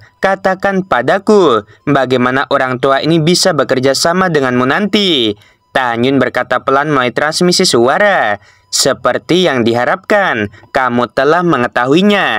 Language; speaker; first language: Indonesian; native; Indonesian